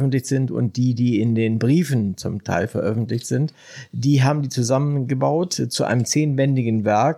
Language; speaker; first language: German; native; German